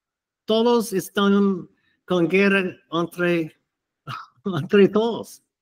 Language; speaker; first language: Spanish; non-native, fluent; English